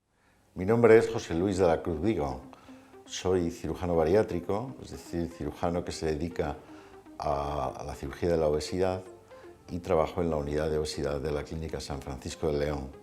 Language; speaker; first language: Spanish; native; Spanish